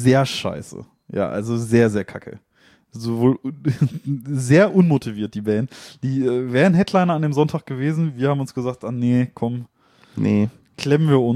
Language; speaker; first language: German; native; German